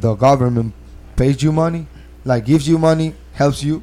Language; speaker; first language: English; non-native, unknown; Spanish